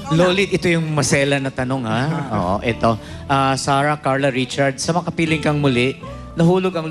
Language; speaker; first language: Filipino; native; Filipino